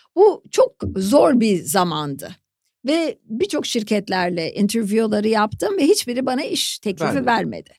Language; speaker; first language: Turkish; native; Turkish